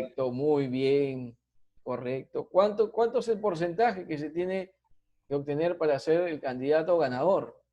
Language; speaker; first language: Spanish; native; Spanish